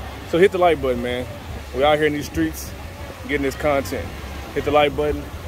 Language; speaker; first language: English; native; English